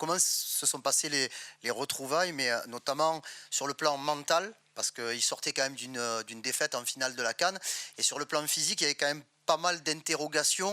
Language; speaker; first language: French; native; French